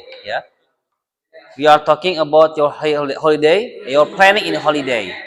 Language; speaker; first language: English; non-native, learner; Indonesian